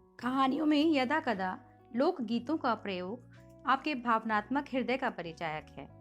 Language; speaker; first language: Hindi; native; Hindi